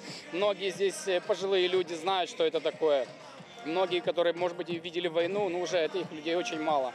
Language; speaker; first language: Russian; native; Russian